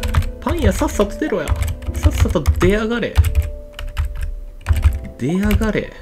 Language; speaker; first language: Japanese; native; Japanese